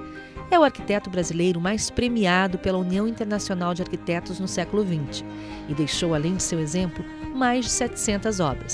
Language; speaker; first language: Portuguese; native; Portuguese